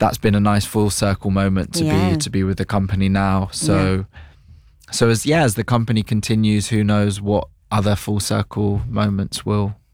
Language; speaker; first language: English; native; English